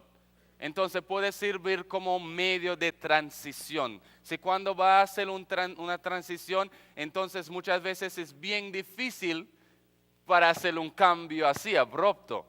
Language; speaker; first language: Spanish; non-native, fluent; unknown